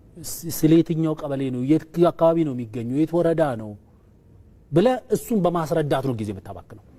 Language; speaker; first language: Amharic; non-native, local second language; Oromo